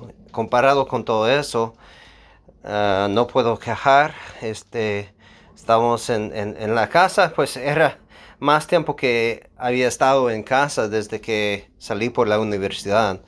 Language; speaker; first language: Spanish; non-native, fluent; English